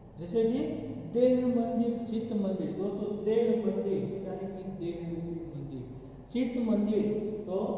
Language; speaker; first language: Hindi; non-native, local second language; Gujarati